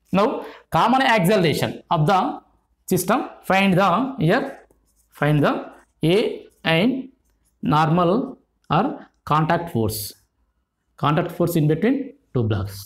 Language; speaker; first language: English; non-native, local second language; Telugu